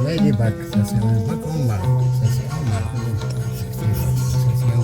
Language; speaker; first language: French; non-native, learner; Arabic